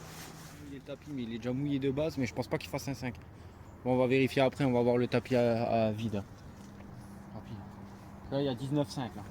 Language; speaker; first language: French; native; French